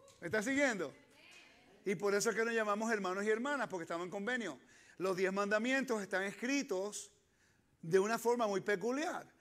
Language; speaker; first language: Spanish; early bilingual, heritage; Spanish